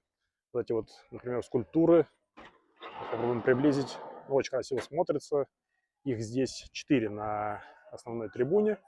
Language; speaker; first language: Russian; native; Russian